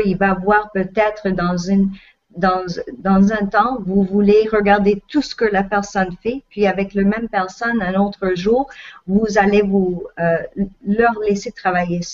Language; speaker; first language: French; non-native, local second language; English